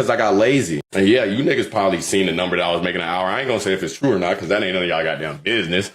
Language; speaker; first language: English; native; English